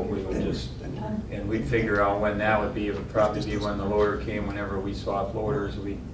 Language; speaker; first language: English; native; English